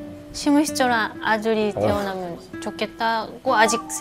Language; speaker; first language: Korean; non-native, learner; Japanese